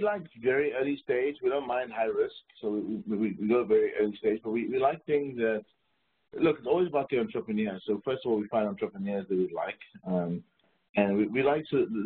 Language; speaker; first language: English; native; English